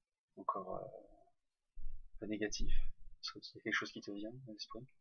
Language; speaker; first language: French; native; French